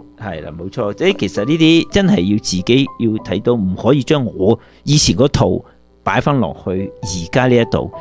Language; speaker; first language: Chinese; non-native, local second language; Cantonese